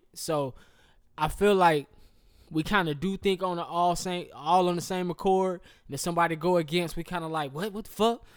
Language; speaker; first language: English; native; English